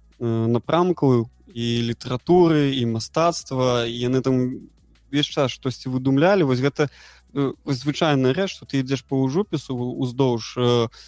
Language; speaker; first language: Belarusian; non-native, local second language; Russian